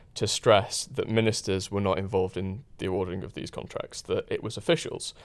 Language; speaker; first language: English; native; English